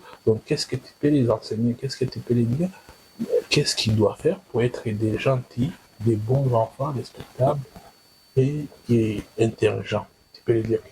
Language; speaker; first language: French; non-native, fluent; Kinyarwanda